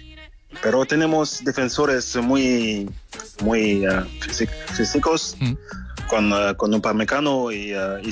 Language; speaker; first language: Spanish; non-native, fluent; French